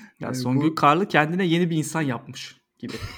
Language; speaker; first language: Turkish; native; Turkish